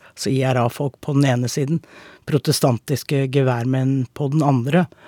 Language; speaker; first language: Norwegian; native; Norwegian